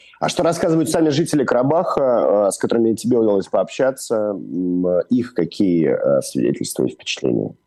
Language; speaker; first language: Russian; native; Russian